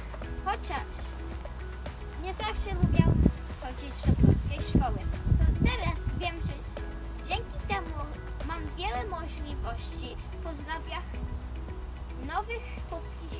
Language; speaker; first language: Polish; early bilingual, heritage; Polish